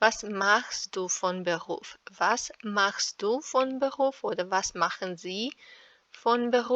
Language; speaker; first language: German; non-native, fluent; Serbian